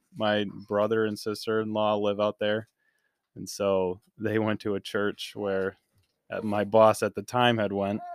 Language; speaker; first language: English; native; English